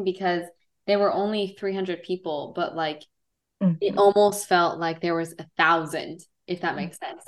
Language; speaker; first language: English; native; English